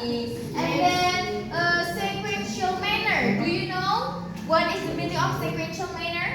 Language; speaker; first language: English; non-native, learner; Indonesian